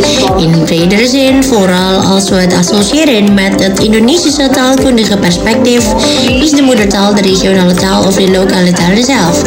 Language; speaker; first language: Dutch; non-native, fluent; Indonesian